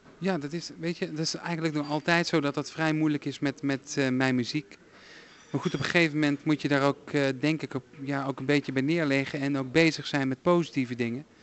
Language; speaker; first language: Dutch; native; Dutch